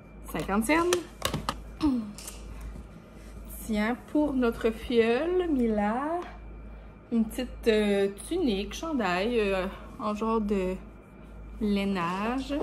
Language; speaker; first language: French; native; French